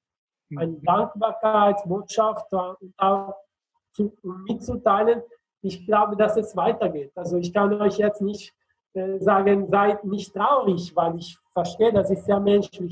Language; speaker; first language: German; non-native, fluent; Italian